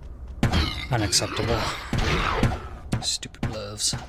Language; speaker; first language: English; native; English